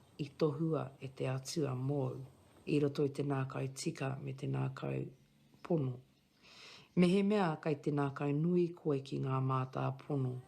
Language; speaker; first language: Māori; non-native, local second language; English